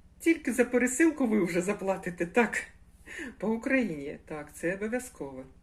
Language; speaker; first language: Ukrainian; non-native, local second language; Russian